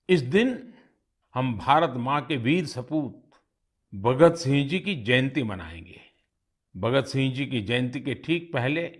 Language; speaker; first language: Hindi; non-native, local second language; Gujarati